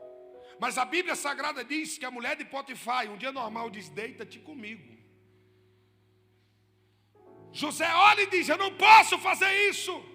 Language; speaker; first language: Portuguese; native; Portuguese